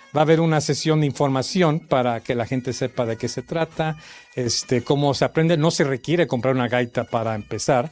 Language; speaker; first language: Spanish; early bilingual, heritage; Spanish